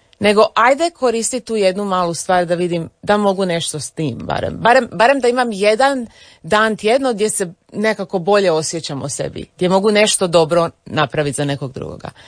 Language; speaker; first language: Croatian; early bilingual, heritage; English